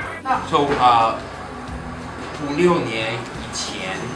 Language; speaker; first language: Chinese; non-native, learner; English